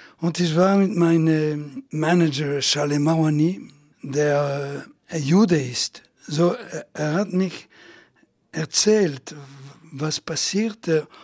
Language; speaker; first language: German; non-native, fluent; Italian